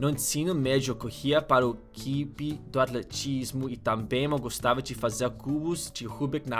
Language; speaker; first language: Portuguese; non-native, learner; English